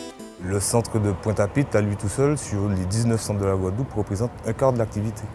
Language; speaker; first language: French; native; French